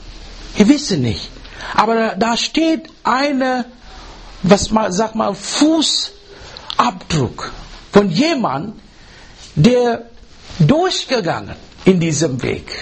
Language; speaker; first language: German; non-native, learner; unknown